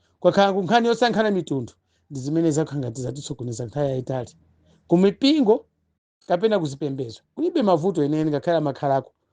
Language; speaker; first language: Nyanja; non-native, local second language; Tumbuka